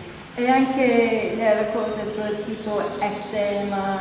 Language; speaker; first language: Italian; non-native, learner; English